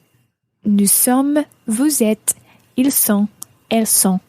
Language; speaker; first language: French; non-native, learner; English